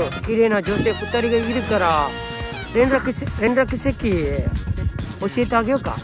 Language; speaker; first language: Japanese; non-native, learner; Tamil